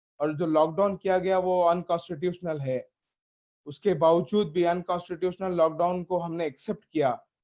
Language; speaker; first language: Hindi; native; Hindi